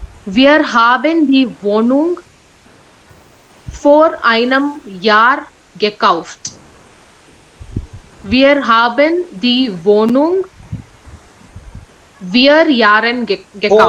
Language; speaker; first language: German; non-native, learner; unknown